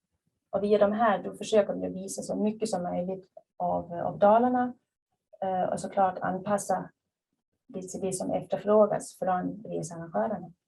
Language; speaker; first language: Swedish; native; Swedish